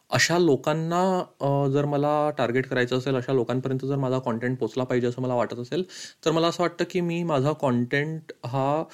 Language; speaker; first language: Marathi; early bilingual, heritage; Marathi